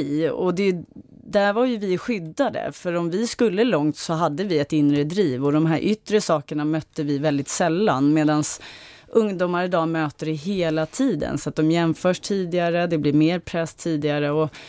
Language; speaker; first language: Swedish; native; Swedish